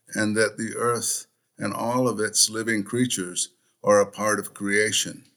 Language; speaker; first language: English; native; English